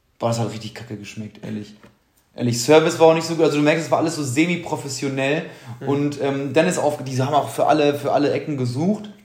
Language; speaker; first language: German; native; German